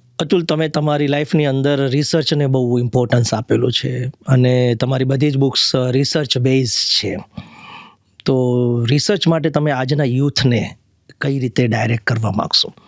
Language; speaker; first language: Gujarati; native; Gujarati